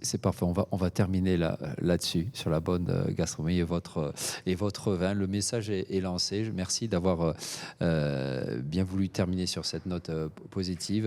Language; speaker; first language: French; native; French